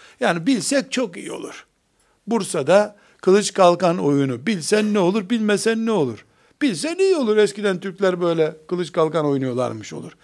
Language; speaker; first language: Turkish; native; Turkish